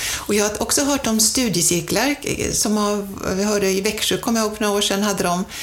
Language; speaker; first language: Swedish; non-native, fluent; German